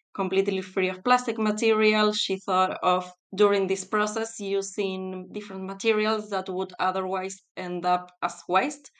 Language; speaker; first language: English; non-native, fluent; Spanish